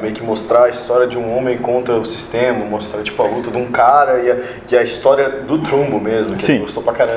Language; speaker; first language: Portuguese; native; Portuguese